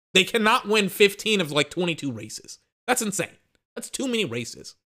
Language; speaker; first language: English; native; English